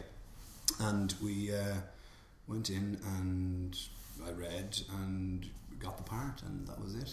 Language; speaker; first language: English; native; English